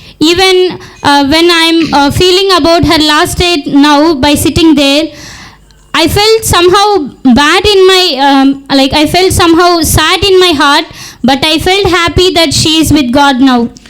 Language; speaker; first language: English; non-native, local second language; Telugu